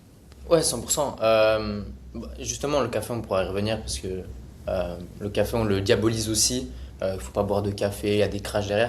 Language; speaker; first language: French; native; French